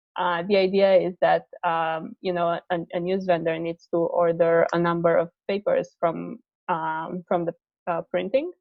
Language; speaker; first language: English; non-native, fluent; Romanian